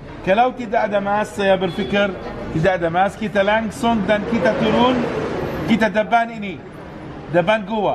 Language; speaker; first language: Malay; non-native, learner; Arabic